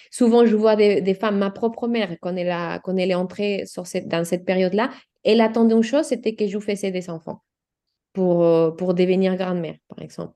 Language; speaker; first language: French; non-native, fluent; Spanish